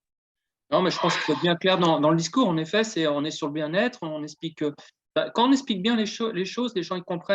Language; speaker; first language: French; native; French